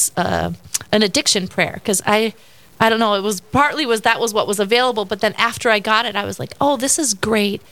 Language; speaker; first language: English; native; English